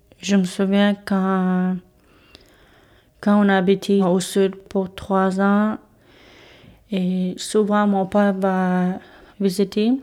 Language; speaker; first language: French; non-native, local second language; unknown